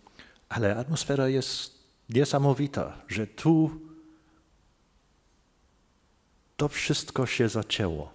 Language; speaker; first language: Polish; non-native, fluent; English